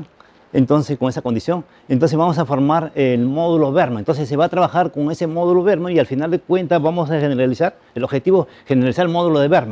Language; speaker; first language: Spanish; native; Spanish